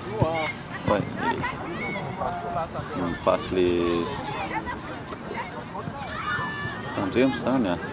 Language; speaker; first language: French; non-native, local second language; Malagasy